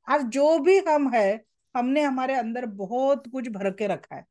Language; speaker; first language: Hindi; non-native, local second language; Marathi